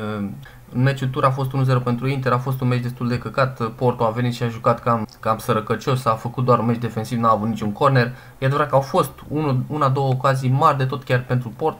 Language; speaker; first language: Romanian; native; Romanian